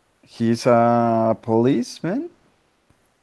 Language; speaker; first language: English; non-native, learner; Spanish